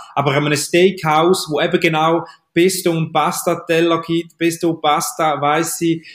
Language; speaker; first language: German; native; German